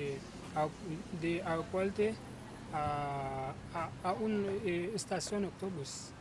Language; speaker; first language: Spanish; non-native, learner; Haitian Creole